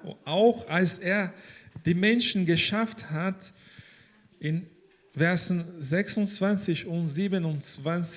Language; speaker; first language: German; non-native, fluent; Portuguese